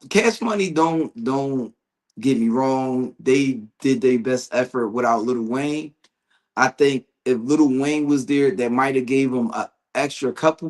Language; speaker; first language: English; native; English